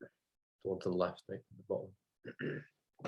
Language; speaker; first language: English; native; English